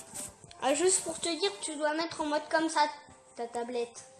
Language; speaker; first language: French; native; French